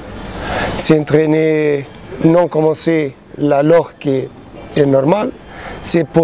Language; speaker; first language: French; non-native, learner; Portuguese